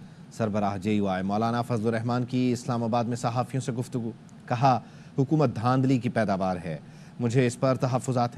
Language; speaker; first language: Urdu; native; Urdu